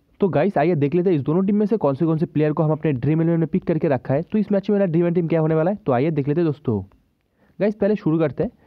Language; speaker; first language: Hindi; native; Hindi